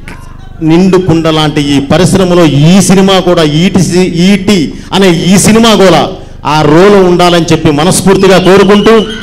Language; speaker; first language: Telugu; native; Telugu